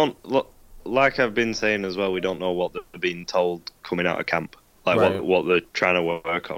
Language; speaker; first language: English; native; English